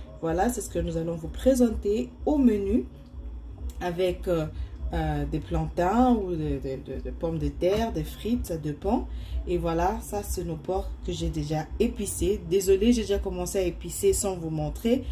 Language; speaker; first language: French; non-native, local second language; Lingala